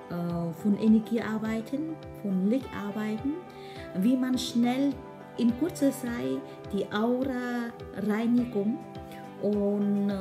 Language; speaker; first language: German; non-native, learner; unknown